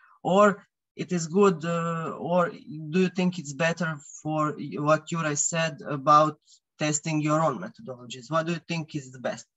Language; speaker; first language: English; non-native, fluent; Croatian